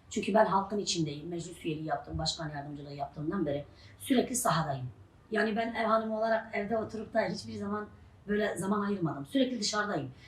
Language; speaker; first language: Turkish; non-native, local second language; Arabic